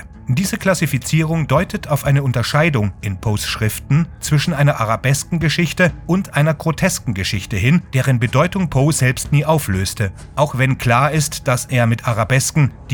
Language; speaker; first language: German; native; German